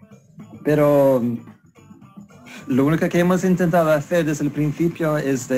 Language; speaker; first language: Spanish; non-native, fluent; Swedish